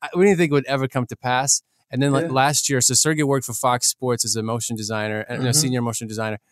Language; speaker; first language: English; early bilingual, other home language; Ukrainian